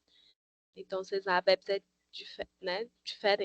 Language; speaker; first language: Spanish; non-native, learner; Portuguese